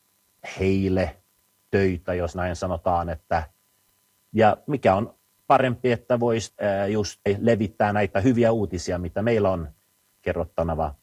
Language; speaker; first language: Finnish; non-native, fluent; Swedish